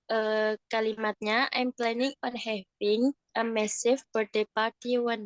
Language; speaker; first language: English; non-native, learner; Indonesian